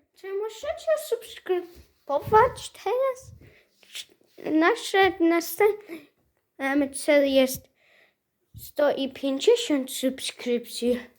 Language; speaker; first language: Polish; early bilingual, heritage; Polish